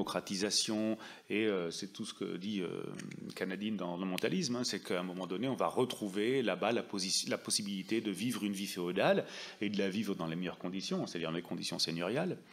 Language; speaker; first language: French; native; French